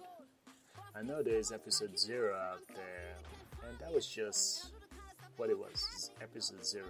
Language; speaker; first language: English; non-native, local second language; Krio